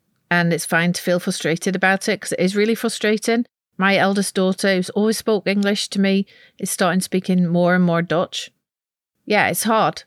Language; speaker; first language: English; native; English